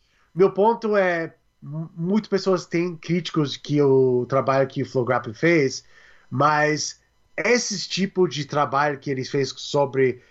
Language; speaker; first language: Portuguese; non-native, learner; English